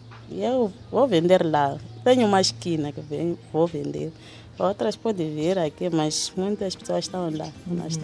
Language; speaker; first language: Portuguese; non-native, local second language; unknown